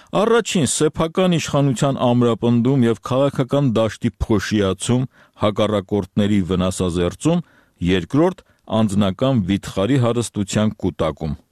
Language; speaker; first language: Armenian; native; Armenian